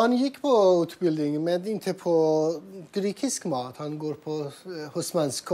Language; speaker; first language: Swedish; non-native, learner; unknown